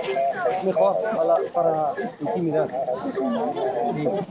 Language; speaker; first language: Spanish; non-native, learner; French